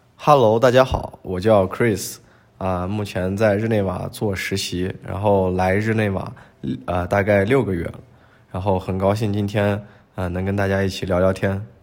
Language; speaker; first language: Chinese; native; Chinese